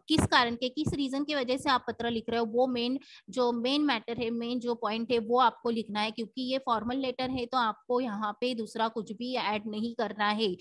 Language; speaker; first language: Hindi; non-native, local second language; Marathi